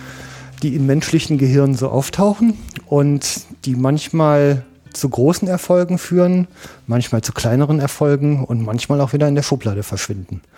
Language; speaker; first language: German; native; German